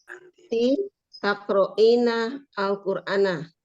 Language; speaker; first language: Arabic; non-native, learner; Indonesian